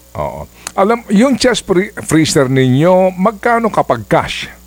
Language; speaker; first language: Filipino; non-native, local second language; Waray